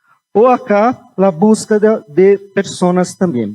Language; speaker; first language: Spanish; non-native, fluent; Portuguese